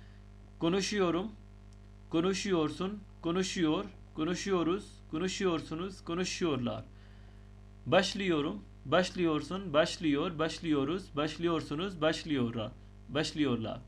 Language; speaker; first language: Turkish; non-native, fluent; Urdu